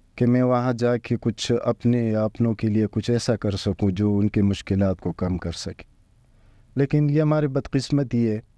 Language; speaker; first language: Urdu; non-native, local second language; Pashto